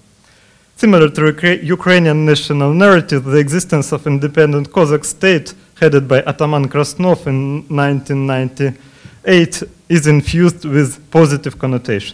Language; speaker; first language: English; non-native, fluent; Russian